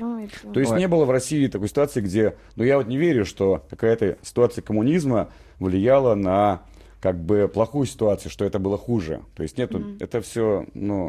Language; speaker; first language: Russian; native; Russian